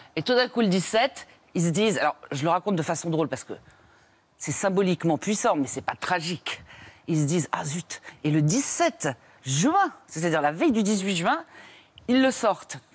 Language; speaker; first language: French; native; French